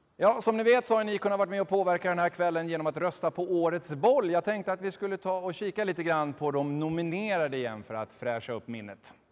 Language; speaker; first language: Swedish; native; Swedish